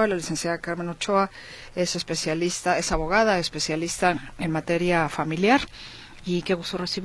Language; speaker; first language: Spanish; native; Spanish